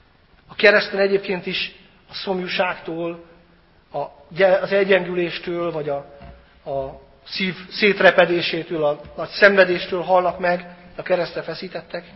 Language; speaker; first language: Hungarian; native; Hungarian